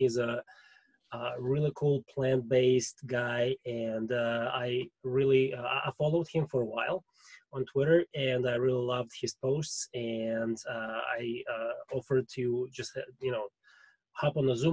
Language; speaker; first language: English; non-native, fluent; Russian